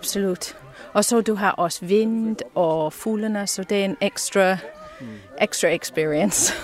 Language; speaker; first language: Danish; non-native, learner; English